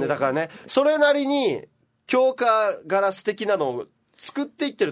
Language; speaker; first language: Japanese; native; Japanese